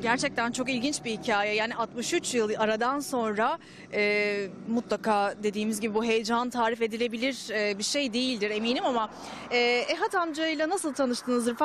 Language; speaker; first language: Turkish; native; Turkish